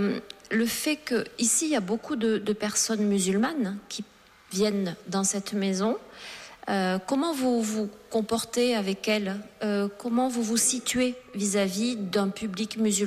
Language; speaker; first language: French; native; French